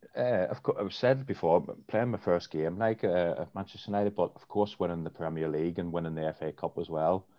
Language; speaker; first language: English; native; English